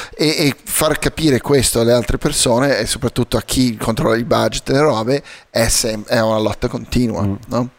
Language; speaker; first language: Italian; native; Italian